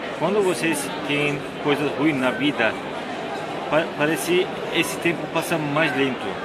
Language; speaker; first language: Portuguese; non-native, learner; Turkish